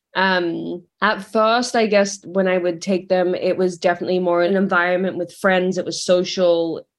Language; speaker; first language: English; native; English